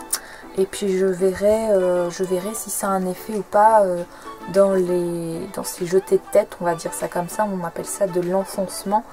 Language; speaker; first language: French; native; French